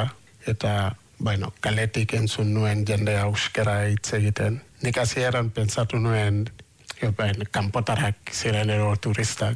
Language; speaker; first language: Basque; non-native, fluent; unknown